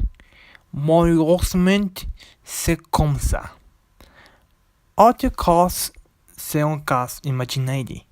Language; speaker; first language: French; non-native, learner; Spanish